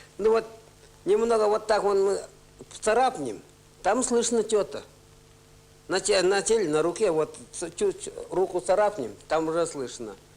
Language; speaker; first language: Russian; non-native, local second language; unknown